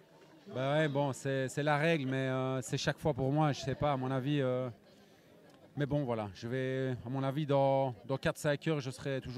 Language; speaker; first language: French; native; French